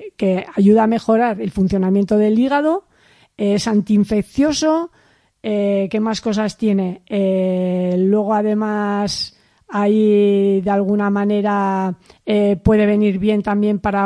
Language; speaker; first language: Spanish; native; Spanish